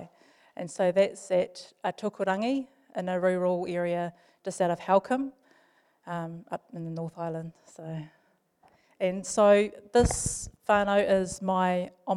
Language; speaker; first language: English; native; English